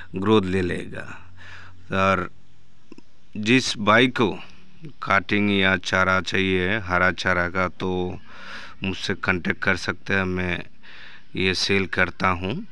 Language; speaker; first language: Hindi; non-native, local second language; Bangla